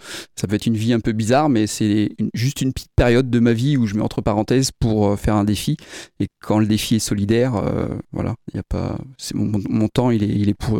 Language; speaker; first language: French; native; French